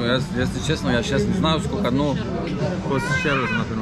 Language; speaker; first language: Russian; non-native, learner; Turkish